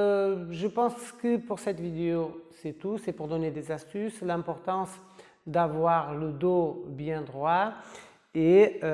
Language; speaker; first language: French; non-native, fluent; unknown